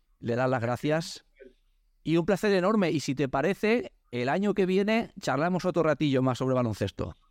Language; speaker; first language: Spanish; native; Spanish